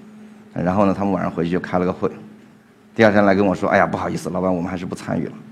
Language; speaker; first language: Chinese; native; Chinese